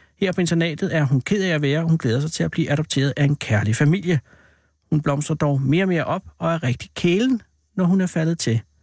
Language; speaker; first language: Danish; native; Danish